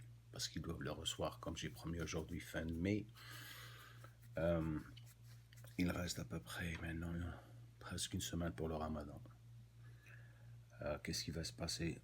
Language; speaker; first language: French; non-native, local second language; Arabic